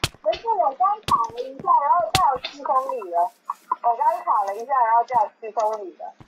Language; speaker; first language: Chinese; native; Chinese